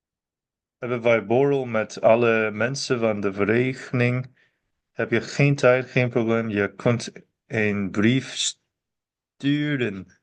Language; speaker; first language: Dutch; non-native, learner; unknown